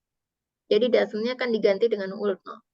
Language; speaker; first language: Indonesian; native; Indonesian